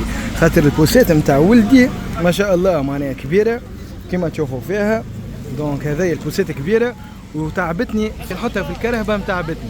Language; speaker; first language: Arabic; native; Arabic